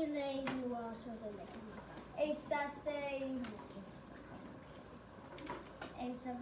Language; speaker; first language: French; non-native, learner; English